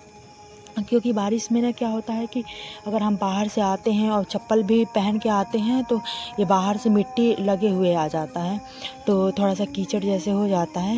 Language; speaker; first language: Hindi; native; Hindi